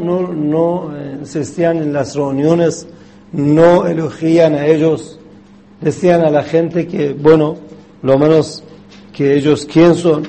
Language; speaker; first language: Spanish; non-native, fluent; Persian